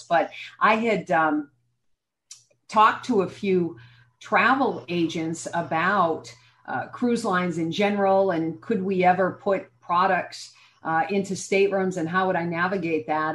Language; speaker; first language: English; native; English